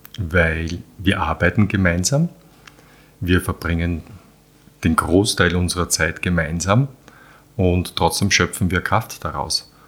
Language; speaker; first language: German; native; German